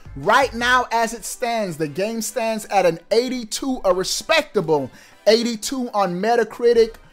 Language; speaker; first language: English; native; English